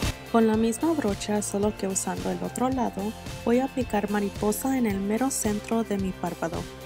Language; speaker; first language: Spanish; early bilingual, heritage; Spanish